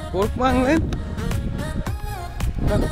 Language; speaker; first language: Turkish; early bilingual, heritage; Turkish